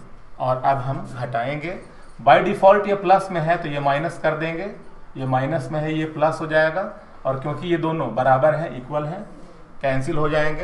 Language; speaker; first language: Hindi; native; Hindi